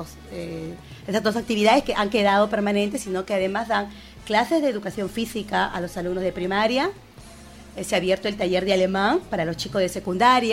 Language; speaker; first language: Spanish; native; Spanish